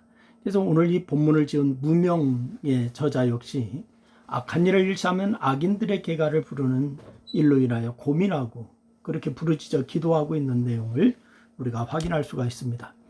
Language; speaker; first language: Korean; native; Korean